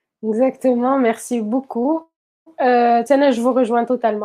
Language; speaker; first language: French; non-native, local second language; Arabic